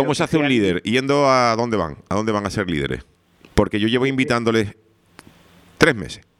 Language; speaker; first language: Spanish; native; Spanish